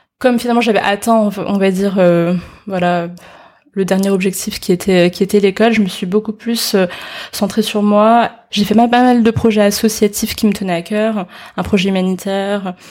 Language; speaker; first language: French; early bilingual, other home language; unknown